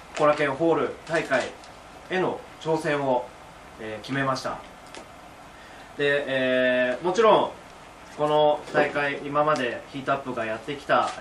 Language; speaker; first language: Japanese; native; Japanese